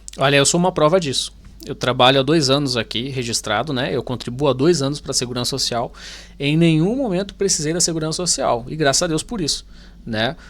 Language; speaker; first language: Portuguese; native; Portuguese